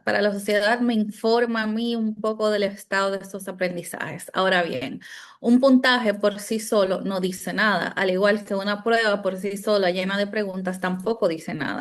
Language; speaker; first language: Spanish; native; Spanish